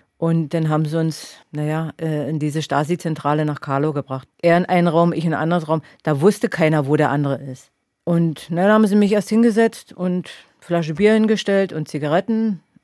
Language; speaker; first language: German; native; German